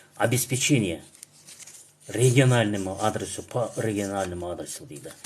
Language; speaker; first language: Russian; non-native, local second language; Kazakh